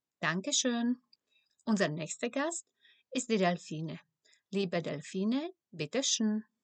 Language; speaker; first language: German; non-native, fluent; Slovak